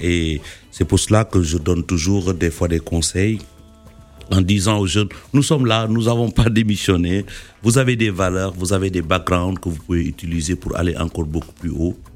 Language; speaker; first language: French; non-native, local second language; Wolof